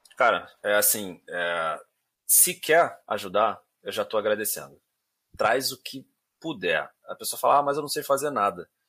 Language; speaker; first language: Portuguese; native; Portuguese